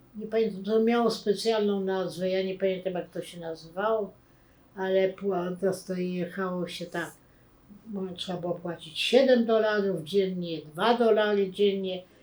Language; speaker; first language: Polish; native; Polish